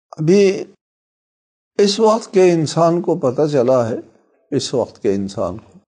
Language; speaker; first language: Urdu; non-native, local second language; Balti